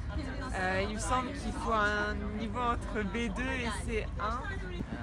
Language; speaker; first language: French; non-native, fluent; Turkish